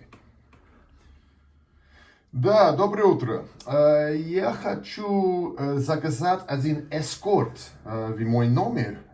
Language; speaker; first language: Russian; non-native, learner; English